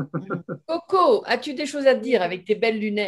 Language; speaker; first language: French; native; French